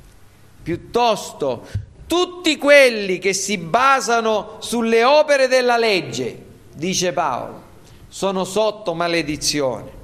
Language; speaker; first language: Italian; native; Italian